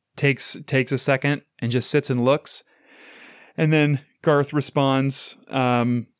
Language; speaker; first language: English; native; English